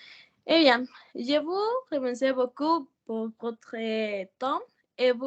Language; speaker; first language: French; non-native, learner; Spanish